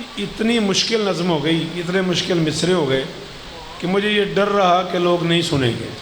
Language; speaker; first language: Urdu; non-native, local second language; Punjabi